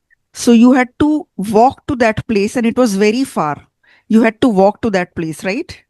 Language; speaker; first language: English; non-native, fluent; Hindi